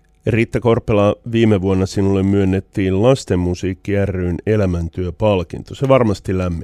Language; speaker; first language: Finnish; native; Finnish